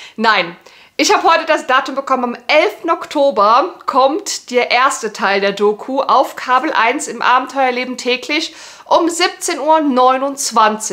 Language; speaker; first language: German; native; German